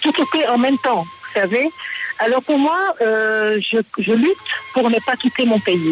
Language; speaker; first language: French; non-native, local second language; Arabic